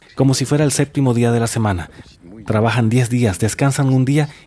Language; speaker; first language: Spanish; non-native, fluent; Russian